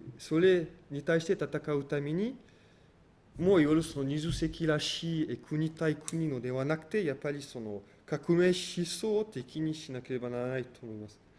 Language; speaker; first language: Japanese; non-native, fluent; French